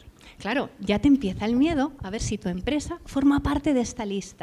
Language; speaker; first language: Spanish; native; Spanish